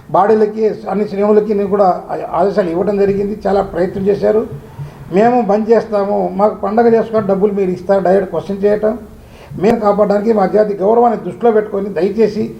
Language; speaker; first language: Telugu; non-native, local second language; Lambadi